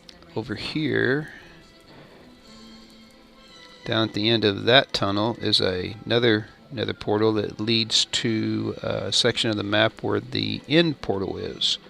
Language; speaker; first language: English; native; English